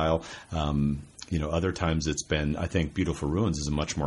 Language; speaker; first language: English; native; English